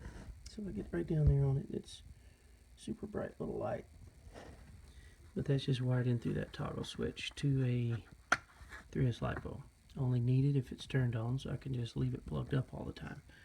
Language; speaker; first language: English; native; English